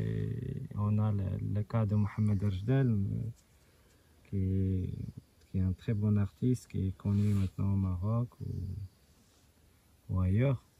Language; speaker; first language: French; non-native, local second language; Arabic